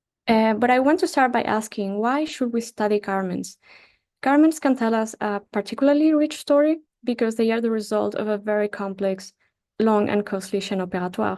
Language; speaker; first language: English; non-native, fluent; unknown